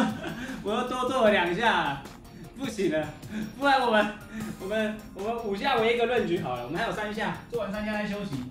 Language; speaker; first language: Chinese; native; Chinese